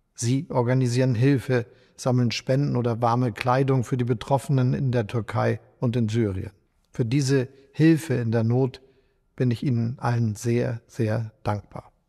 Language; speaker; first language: German; native; German